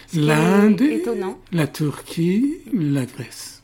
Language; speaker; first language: French; non-native, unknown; Persian